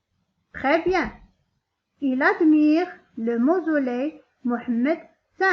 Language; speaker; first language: French; non-native, local second language; Arabic